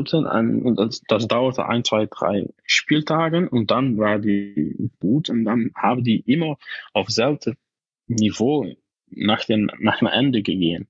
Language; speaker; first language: German; non-native, fluent; Dutch